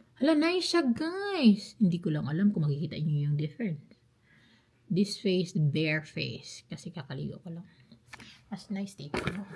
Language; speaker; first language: Filipino; non-native, local second language; Cebuano